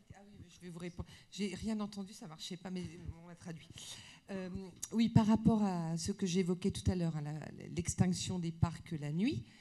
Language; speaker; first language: French; native; French